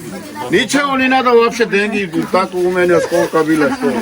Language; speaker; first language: Russian; non-native, local second language; Georgian